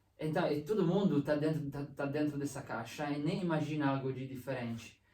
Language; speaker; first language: Portuguese; non-native, fluent; Italian